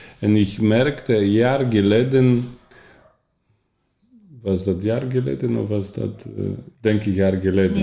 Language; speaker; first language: German; non-native, learner; Polish